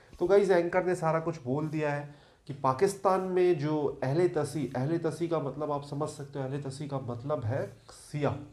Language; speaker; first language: Hindi; native; Hindi